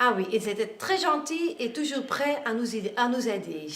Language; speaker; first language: French; non-native, learner; Dutch